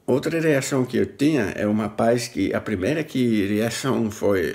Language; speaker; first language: Portuguese; non-native, fluent; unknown